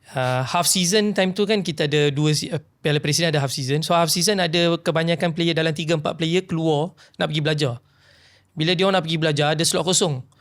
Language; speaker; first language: Malay; non-native, local second language; Tamil